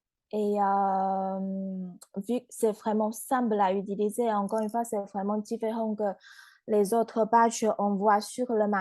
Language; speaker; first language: French; non-native, fluent; Chinese